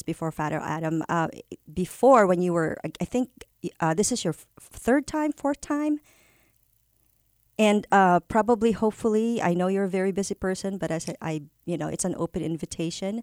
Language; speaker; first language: English; non-native, local second language; Filipino